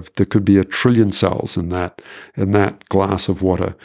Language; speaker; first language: English; native; English